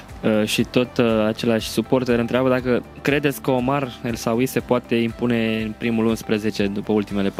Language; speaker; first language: Romanian; native; Romanian